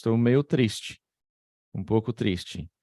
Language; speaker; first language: Portuguese; non-native, fluent; English